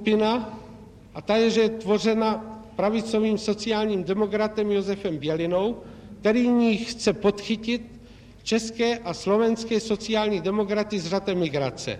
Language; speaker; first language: Czech; native; Czech